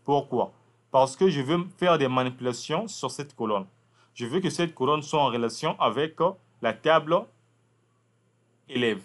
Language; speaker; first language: French; non-native, local second language; Lingala